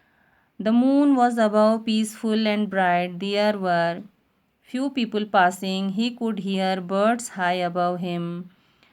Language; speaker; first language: English; non-native, local second language; Hindi